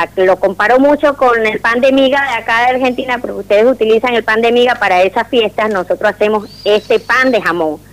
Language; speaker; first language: Spanish; native; Spanish